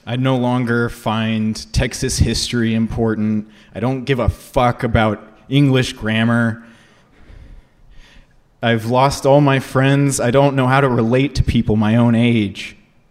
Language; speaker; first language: English; native; English